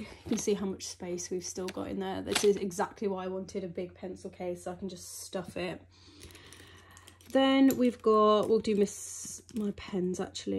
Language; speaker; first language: English; native; English